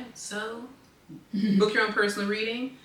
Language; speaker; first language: English; native; English